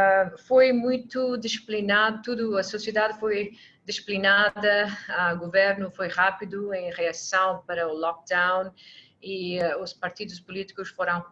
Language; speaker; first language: Portuguese; non-native, fluent; English